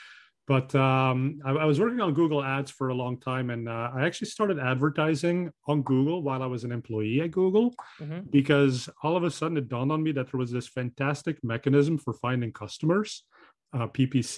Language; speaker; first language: English; non-native, fluent; Dutch